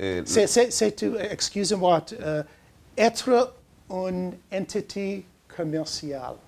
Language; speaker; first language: French; non-native, learner; English